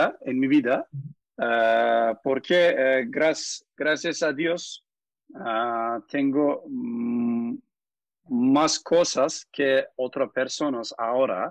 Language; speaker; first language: Spanish; non-native, learner; Turkish